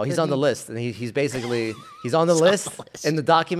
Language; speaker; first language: English; native; English